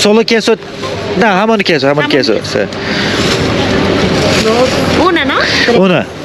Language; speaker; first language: Spanish; non-native, learner; Turkish